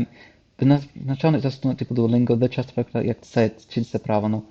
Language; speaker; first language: Ukrainian; non-native, fluent; English